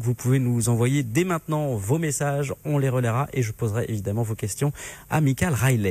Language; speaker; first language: French; native; French